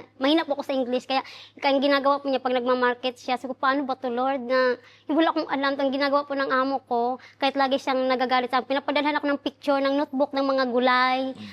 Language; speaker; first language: Filipino; native; Filipino